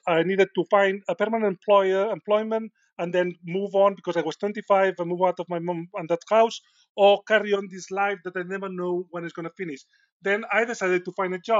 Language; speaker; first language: English; non-native, fluent; Spanish